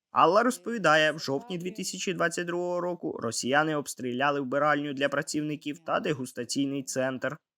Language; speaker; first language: Ukrainian; native; Ukrainian